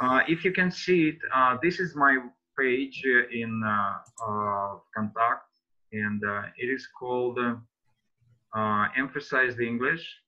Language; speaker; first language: English; non-native, fluent; Russian